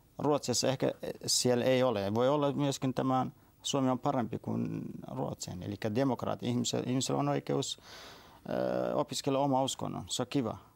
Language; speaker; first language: Finnish; non-native, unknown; Arabic